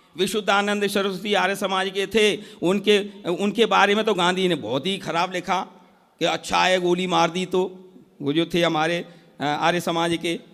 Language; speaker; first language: Hindi; native; Hindi